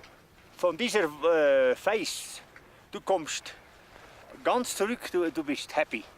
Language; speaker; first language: German; non-native, learner; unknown